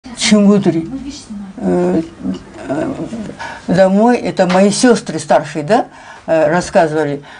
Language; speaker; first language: Russian; early bilingual, other home language; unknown